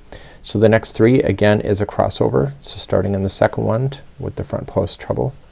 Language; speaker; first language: English; native; English